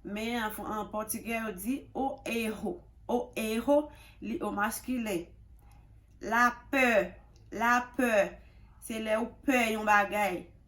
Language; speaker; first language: French; non-native, local second language; Haitian Creole